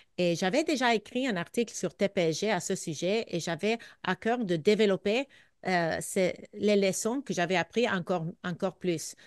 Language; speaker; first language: French; non-native, fluent; English